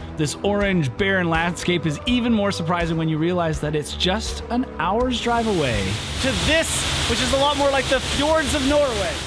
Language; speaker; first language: English; native; English